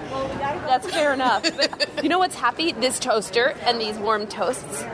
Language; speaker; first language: English; native; English